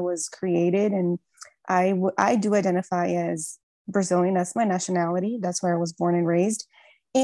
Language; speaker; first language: English; non-native, fluent; Portuguese